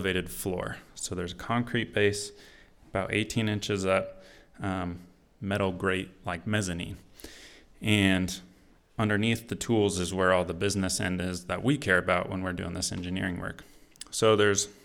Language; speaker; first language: English; native; English